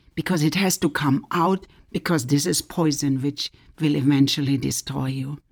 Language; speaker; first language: English; non-native, fluent; German